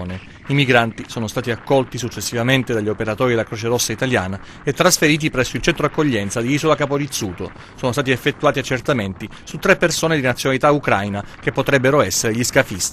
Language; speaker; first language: Italian; native; Italian